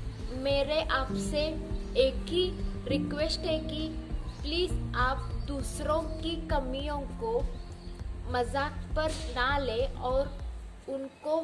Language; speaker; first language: Hindi; non-native, local second language; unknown